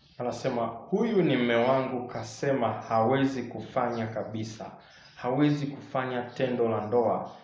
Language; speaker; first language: Swahili; native; Swahili